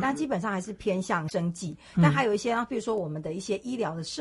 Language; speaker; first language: Chinese; native; Chinese